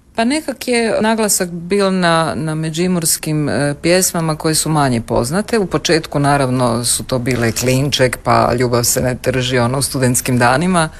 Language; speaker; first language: Croatian; native; Croatian